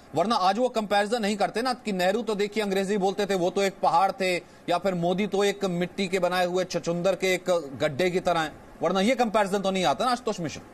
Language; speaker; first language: Hindi; native; Hindi